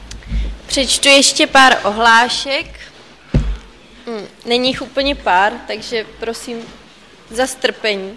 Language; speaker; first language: Czech; native; Czech